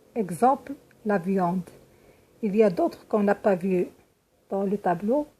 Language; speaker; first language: French; non-native, local second language; Arabic